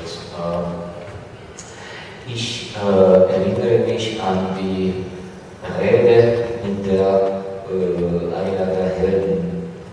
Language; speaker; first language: German; non-native, fluent; Ukrainian